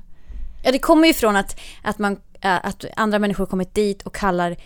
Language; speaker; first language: Swedish; native; Swedish